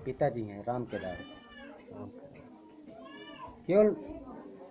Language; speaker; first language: Hindi; native; Hindi